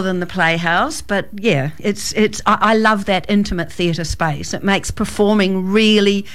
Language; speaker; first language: English; native; English